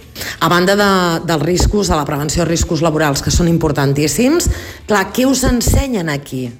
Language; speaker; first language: Catalan; native; Catalan